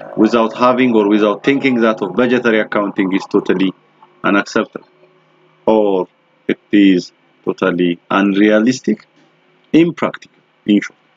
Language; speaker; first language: English; non-native, local second language; Amharic